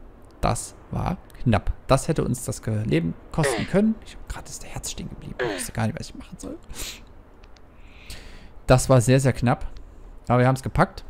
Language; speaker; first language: German; native; German